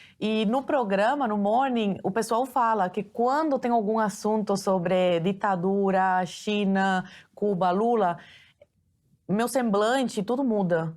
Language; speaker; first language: Portuguese; early bilingual, other home language; Spanish